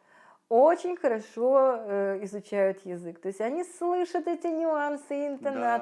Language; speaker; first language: Russian; native; Russian